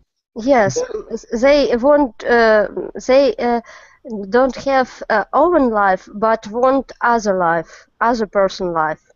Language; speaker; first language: English; non-native, learner; Russian